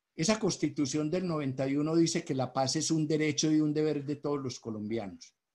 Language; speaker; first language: Spanish; native; Spanish